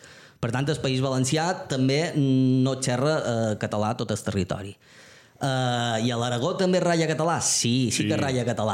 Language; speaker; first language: Catalan; native; Catalan